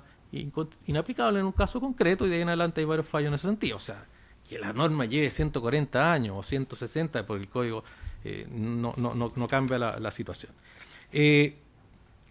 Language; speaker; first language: Spanish; native; Spanish